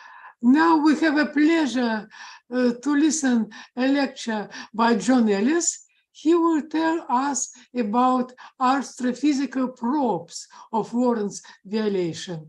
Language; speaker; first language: English; non-native, fluent; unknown